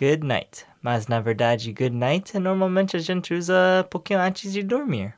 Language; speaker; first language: Portuguese; non-native, learner; English